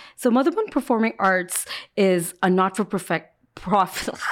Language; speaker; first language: English; early bilingual, other home language; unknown